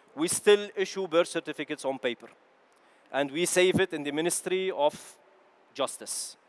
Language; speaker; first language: English; non-native, fluent; Arabic